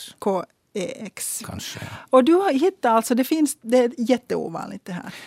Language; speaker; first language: Swedish; native; Swedish